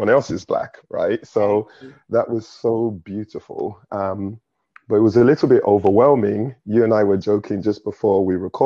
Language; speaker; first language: English; native; English